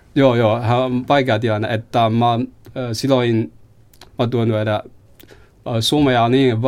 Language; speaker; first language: Finnish; non-native, fluent; Chinese